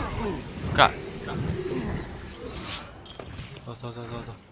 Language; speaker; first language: Chinese; native; Chinese